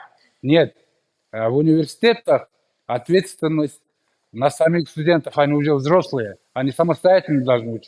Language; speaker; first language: Russian; non-native, local second language; Kyrgyz